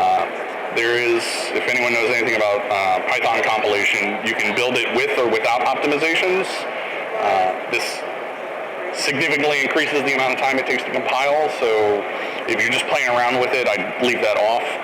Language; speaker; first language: English; native; English